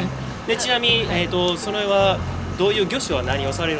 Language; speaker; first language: Japanese; native; Japanese